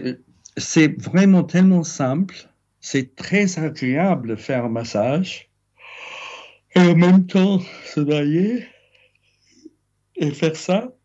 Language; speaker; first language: French; non-native, fluent; English